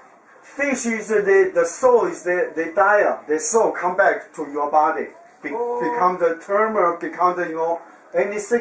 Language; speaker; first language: English; non-native, learner; Chinese